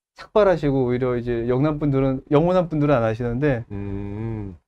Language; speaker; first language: Korean; native; Korean